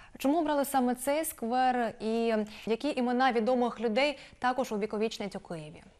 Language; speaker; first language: Ukrainian; native; Ukrainian